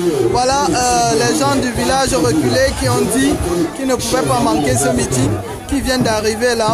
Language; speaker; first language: French; native; French